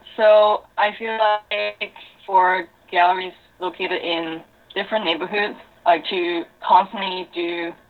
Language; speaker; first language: English; non-native, local second language; Cantonese